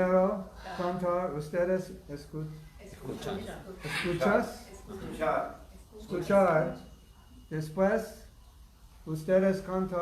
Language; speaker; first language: Spanish; non-native, learner; English